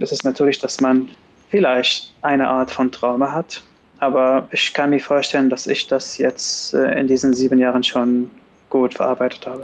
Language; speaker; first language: German; non-native, fluent; Arabic